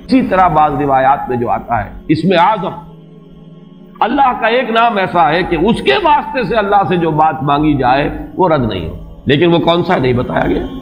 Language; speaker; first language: Urdu; native; Urdu